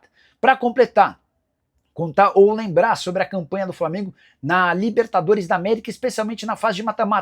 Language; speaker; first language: Portuguese; native; Portuguese